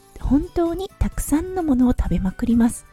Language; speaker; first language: Japanese; native; Japanese